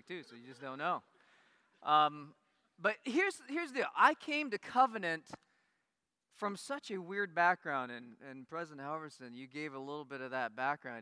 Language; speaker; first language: English; native; English